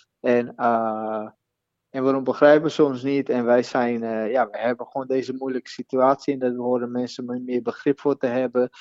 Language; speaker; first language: Dutch; native; Dutch